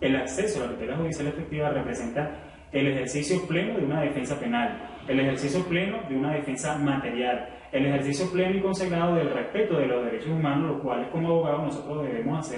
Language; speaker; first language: Spanish; native; Spanish